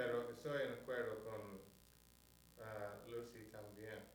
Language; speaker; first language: Spanish; non-native, learner; English